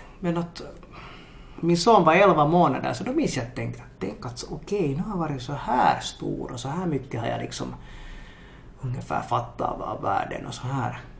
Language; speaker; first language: Swedish; native; Swedish